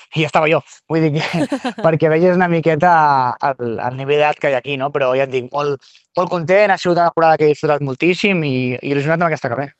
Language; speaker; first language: Catalan; native; Catalan